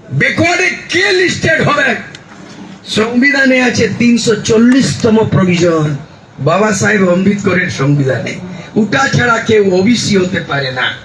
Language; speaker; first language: Bangla; non-native, local second language; Santali